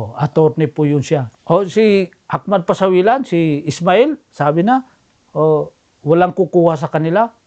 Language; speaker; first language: Filipino; non-native, local second language; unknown